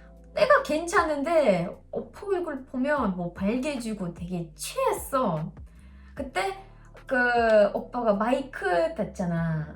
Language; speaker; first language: Korean; non-native, learner; Russian